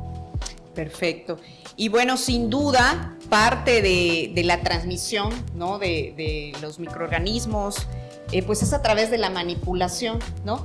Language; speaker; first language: Spanish; native; Spanish